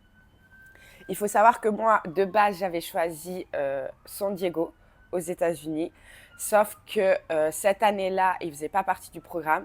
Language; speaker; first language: French; native; French